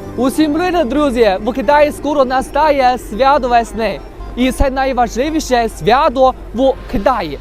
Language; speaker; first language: Ukrainian; non-native, learner; Chinese